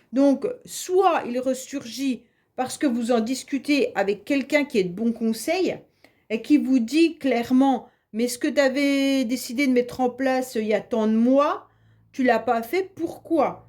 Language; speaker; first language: French; native; French